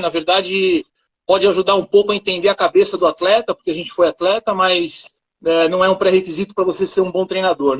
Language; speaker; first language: Portuguese; native; Portuguese